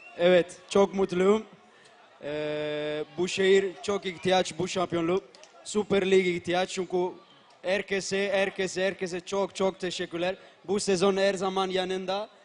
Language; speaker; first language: Turkish; non-native, learner; Italian